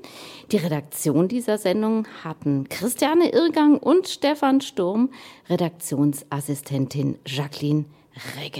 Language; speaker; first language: German; native; German